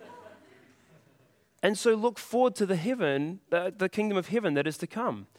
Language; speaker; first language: English; native; English